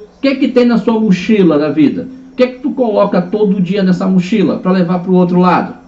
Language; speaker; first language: Portuguese; native; Portuguese